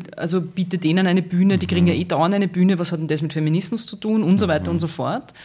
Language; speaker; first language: German; native; German